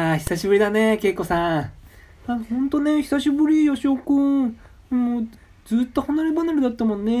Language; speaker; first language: Japanese; native; Japanese